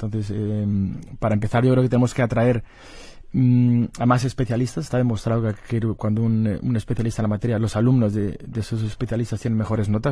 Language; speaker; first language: Spanish; native; Spanish